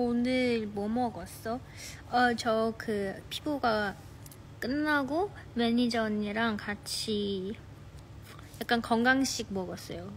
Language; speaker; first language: Korean; non-native, fluent; Chinese